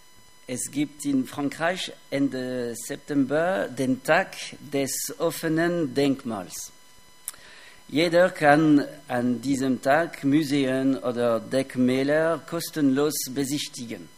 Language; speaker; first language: German; non-native, fluent; French